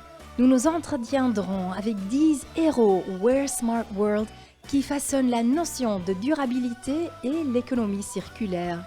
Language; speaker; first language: French; non-native, local second language; Dutch